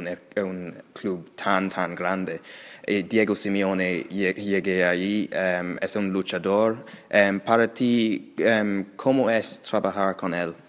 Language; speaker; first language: Spanish; non-native, learner; English